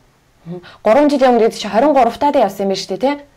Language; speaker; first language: Mongolian; native; Mongolian